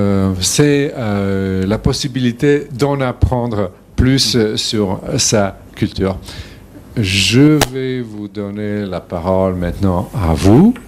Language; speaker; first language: French; non-native, fluent; Serbian